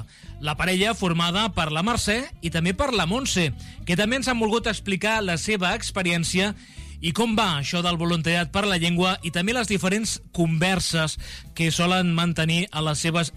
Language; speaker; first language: Catalan; native; Catalan